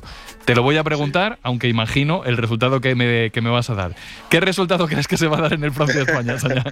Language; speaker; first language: Spanish; native; Spanish